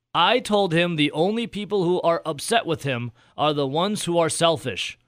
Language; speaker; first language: English; native; English